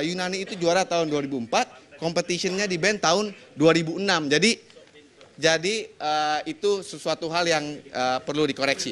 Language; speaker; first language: Indonesian; native; Indonesian